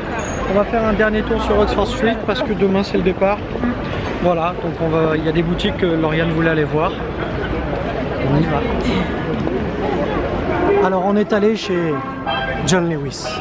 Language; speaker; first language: French; native; French